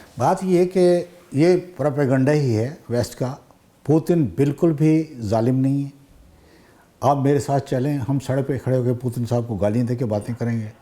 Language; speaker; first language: Urdu; native; Urdu